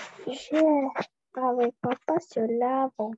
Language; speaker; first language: French; non-native, learner; Russian